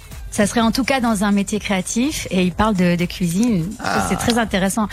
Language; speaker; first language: French; native; French